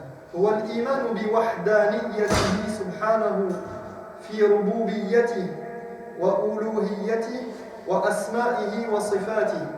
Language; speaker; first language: Arabic; non-native, fluent; French